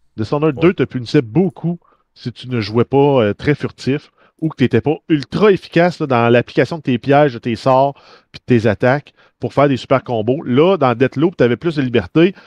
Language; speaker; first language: French; native; French